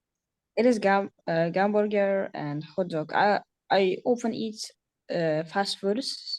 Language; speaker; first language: English; non-native, learner; Uzbek